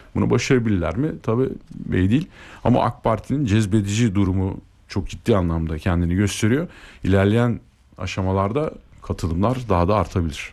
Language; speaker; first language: Turkish; native; Turkish